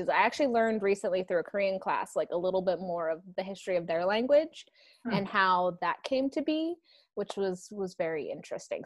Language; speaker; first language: English; native; English